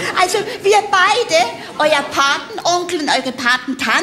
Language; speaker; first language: German; native; German